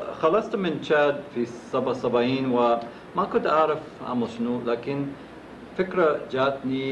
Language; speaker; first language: Arabic; non-native, fluent; English